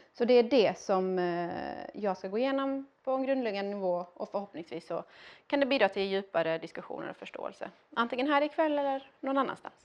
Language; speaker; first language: Swedish; early bilingual, other home language; Persian